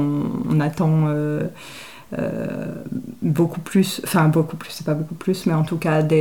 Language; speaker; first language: French; native; French